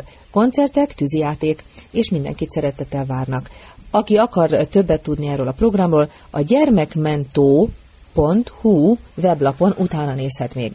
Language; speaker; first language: Hungarian; native; Hungarian